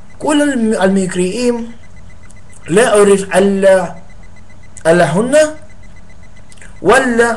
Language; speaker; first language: Arabic; non-native, learner; English